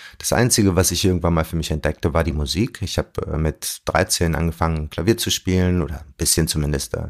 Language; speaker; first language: German; early bilingual, other home language; Arabic